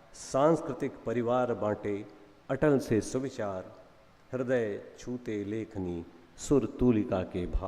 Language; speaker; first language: Hindi; native; Hindi